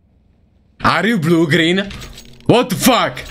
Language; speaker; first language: English; non-native, learner; Czech